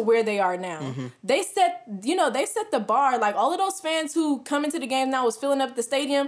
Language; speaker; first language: English; native; English